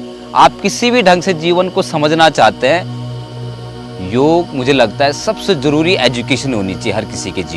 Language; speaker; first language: Hindi; native; Hindi